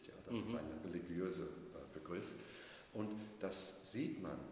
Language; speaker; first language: German; non-native, fluent; English